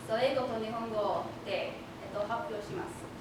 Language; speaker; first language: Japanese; non-native, fluent; English